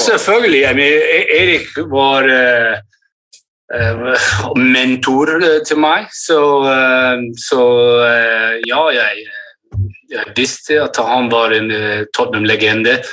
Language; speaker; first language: Norwegian; early bilingual, heritage; English